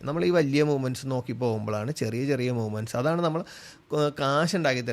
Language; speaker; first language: Malayalam; native; Malayalam